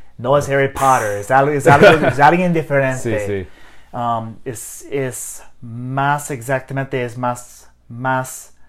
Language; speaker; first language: Spanish; non-native, learner; English